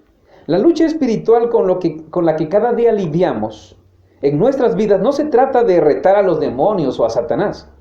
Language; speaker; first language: Spanish; native; Spanish